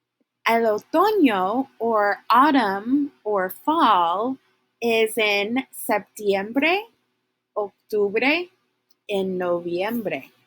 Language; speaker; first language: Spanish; non-native, fluent; English